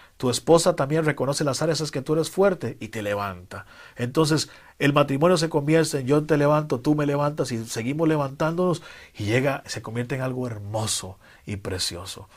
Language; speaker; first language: Spanish; native; Spanish